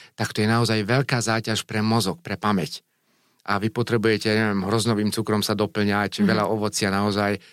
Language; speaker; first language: Slovak; non-native, local second language; Hungarian